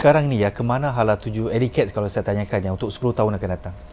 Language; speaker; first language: Malay; native; Malay